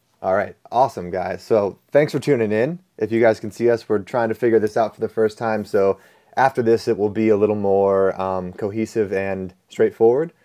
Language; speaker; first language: English; native; English